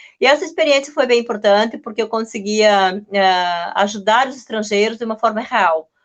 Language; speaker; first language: Portuguese; native; Portuguese